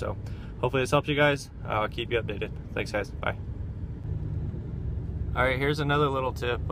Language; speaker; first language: English; native; English